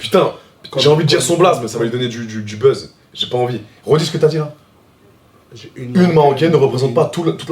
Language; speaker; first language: French; native; French